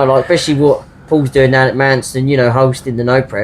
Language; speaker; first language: English; native; English